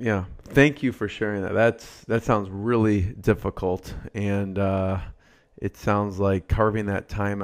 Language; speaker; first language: English; native; English